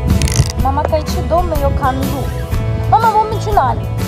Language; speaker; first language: Chinese; non-native, learner; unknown